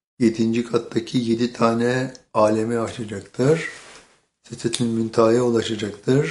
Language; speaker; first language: Turkish; native; Turkish